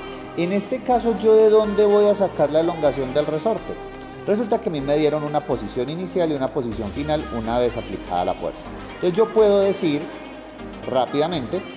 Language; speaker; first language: Spanish; native; Spanish